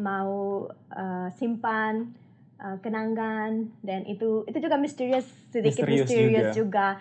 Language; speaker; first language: Indonesian; non-native, learner; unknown